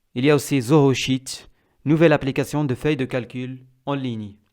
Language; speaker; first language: French; non-native, local second language; Arabic